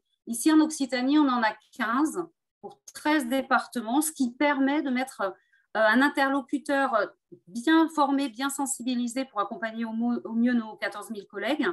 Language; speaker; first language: French; native; French